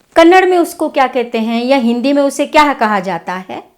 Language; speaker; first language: Hindi; non-native, local second language; Kannada